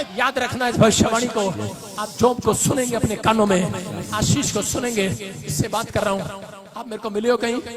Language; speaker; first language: Hindi; non-native, local second language; Punjabi